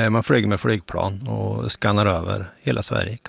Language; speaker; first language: Swedish; native; Swedish